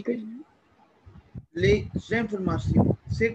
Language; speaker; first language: French; non-native, fluent; Hindi